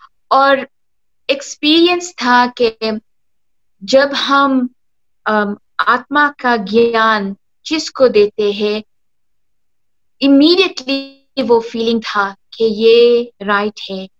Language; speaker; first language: Hindi; early bilingual, heritage; Hindi